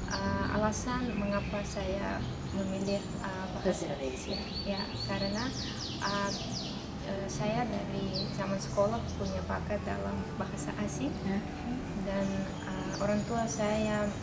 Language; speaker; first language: Indonesian; non-native, fluent; Russian